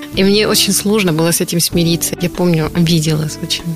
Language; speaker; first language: Russian; non-native, fluent; German